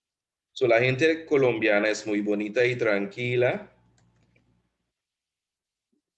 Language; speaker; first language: Spanish; non-native, fluent; English